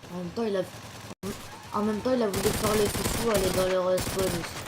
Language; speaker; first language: French; native; French